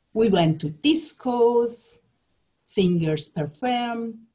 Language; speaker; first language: English; non-native, learner; Persian